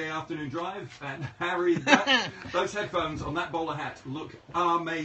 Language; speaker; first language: English; native; English